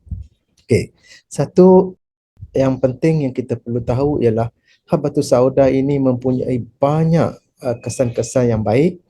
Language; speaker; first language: Malay; native; Malay